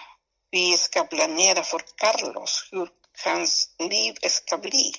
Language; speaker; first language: Swedish; non-native, fluent; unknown